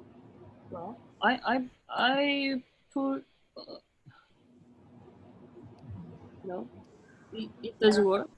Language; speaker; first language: English; non-native, learner; Korean